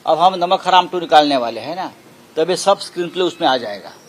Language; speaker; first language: Hindi; non-native, local second language; Marathi